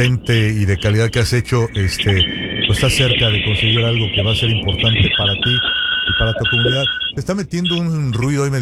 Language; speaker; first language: Spanish; native; Spanish